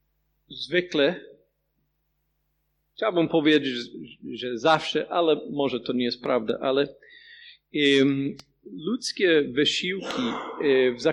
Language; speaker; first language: Polish; non-native, fluent; English